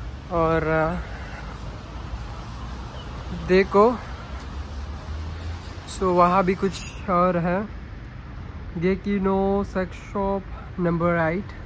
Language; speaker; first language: Hindi; non-native, local second language; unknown